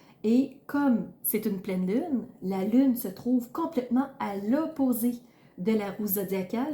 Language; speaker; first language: French; native; French